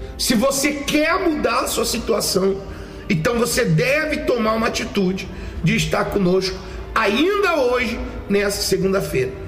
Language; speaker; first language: Portuguese; native; Portuguese